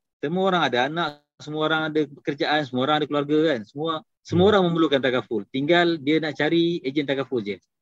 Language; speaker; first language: Malay; native; Malay